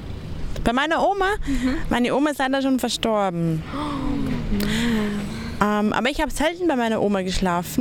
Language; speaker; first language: German; native; German